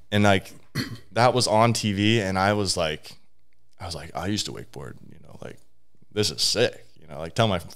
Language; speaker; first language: English; native; English